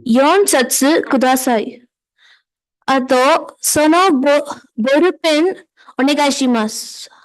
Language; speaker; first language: Japanese; non-native, learner; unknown